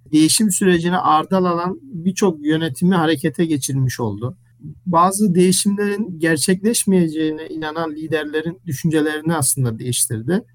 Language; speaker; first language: Turkish; early bilingual, heritage; Turkish